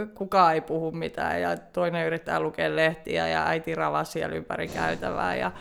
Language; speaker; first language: Finnish; native; Finnish